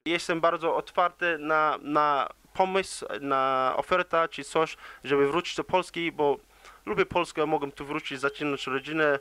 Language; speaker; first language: Polish; early bilingual, heritage; English